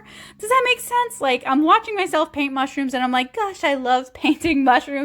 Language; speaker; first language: English; native; English